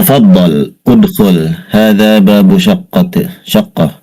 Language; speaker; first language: Arabic; non-native, learner; Indonesian